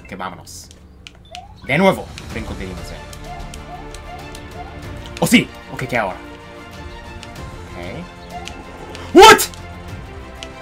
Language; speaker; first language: Spanish; early bilingual, heritage; Spanish